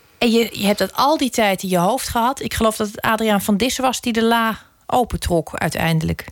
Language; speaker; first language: Dutch; native; Dutch